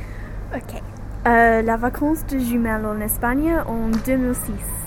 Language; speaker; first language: French; non-native, learner; English